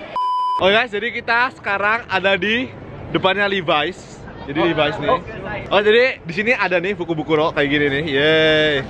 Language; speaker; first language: Indonesian; native; Indonesian